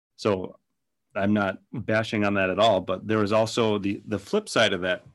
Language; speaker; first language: English; native; English